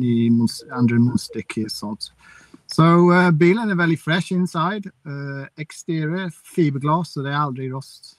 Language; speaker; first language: Swedish; non-native, fluent; English